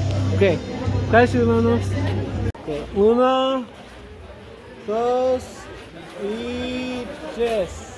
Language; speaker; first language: Spanish; early bilingual, heritage; Spanish